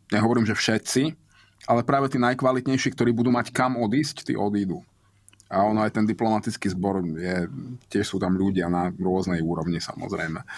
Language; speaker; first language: Slovak; non-native, local second language; Hungarian